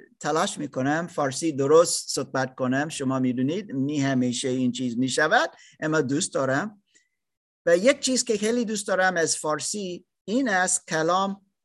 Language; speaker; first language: Persian; non-native, learner; German